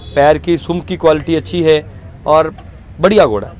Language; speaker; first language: Hindi; native; Hindi